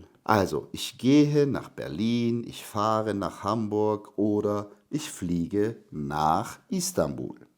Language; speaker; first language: German; non-native, fluent; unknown